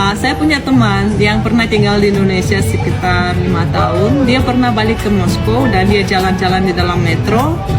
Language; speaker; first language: Indonesian; non-native, fluent; Russian